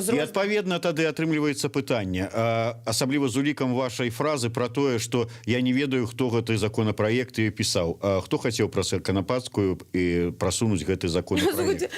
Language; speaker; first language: Belarusian; non-native, local second language; Russian